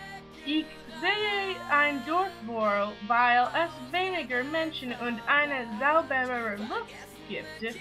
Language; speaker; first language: German; non-native, learner; English